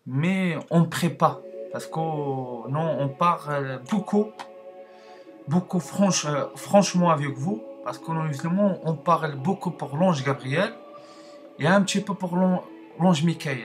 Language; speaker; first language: French; non-native, learner; Arabic